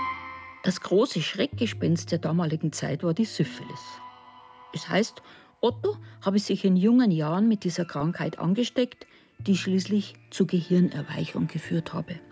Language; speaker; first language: German; native; German